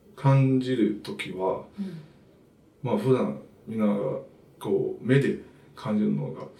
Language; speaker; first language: Japanese; non-native, fluent; Chinese